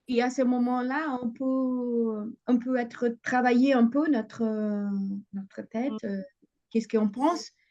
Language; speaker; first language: French; non-native, fluent; Portuguese